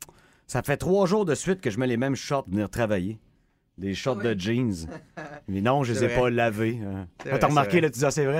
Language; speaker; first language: French; native; French